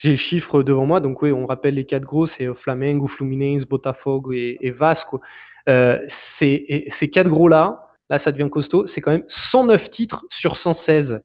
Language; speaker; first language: French; native; French